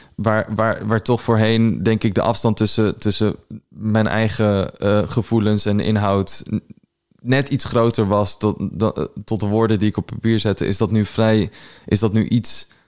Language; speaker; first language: Dutch; early bilingual, other home language; Persian